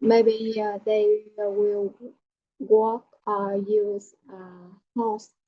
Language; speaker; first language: English; non-native, learner; Vietnamese